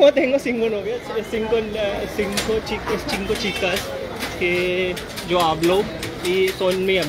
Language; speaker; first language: Spanish; non-native, learner; Hindi